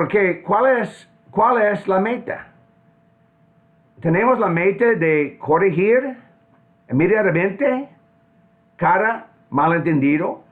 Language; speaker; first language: Spanish; non-native, fluent; English